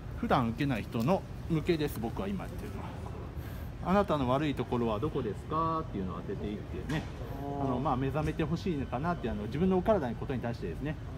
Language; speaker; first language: Japanese; native; Japanese